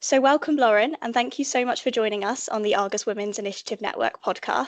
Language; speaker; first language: English; native; English